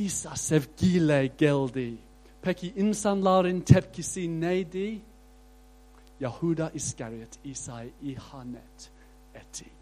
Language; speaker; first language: Turkish; non-native, fluent; English